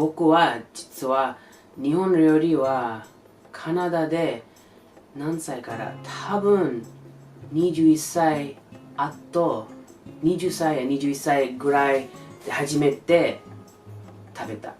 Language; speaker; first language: Japanese; non-native, learner; English